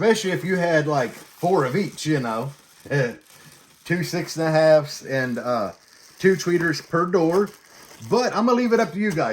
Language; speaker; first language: English; native; English